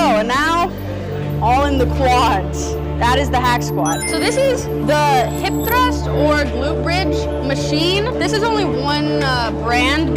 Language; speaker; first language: English; native; English